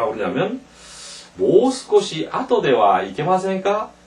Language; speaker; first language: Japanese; non-native, fluent; Korean